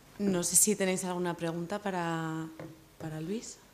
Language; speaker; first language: Spanish; native; Spanish